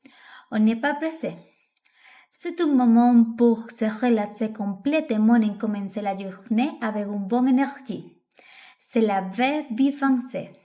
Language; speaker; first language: French; non-native, learner; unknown